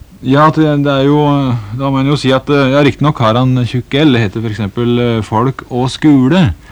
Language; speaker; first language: Norwegian; native; Norwegian